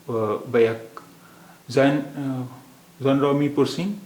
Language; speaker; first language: Persian; non-native, fluent; Urdu